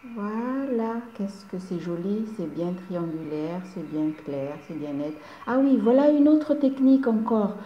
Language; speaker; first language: French; non-native, local second language; Malagasy